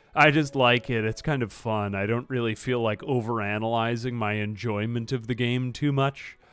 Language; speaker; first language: English; native; English